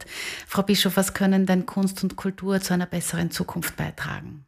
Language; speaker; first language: German; native; German